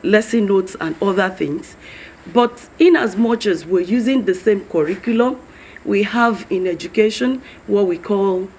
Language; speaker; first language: English; non-native, local second language; Yoruba